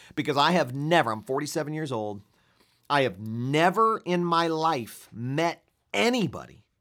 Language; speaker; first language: English; native; English